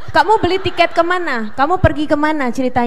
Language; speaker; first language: Indonesian; native; Indonesian